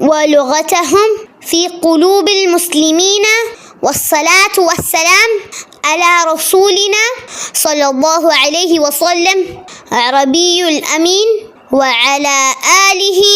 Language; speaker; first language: Arabic; non-native, learner; Malayalam